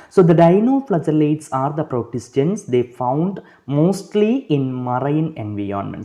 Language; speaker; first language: English; non-native, local second language; Malayalam